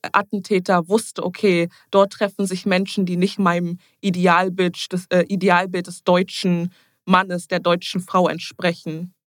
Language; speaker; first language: German; early bilingual, other home language; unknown